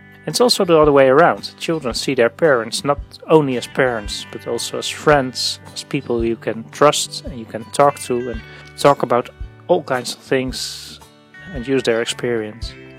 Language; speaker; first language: English; non-native, fluent; Dutch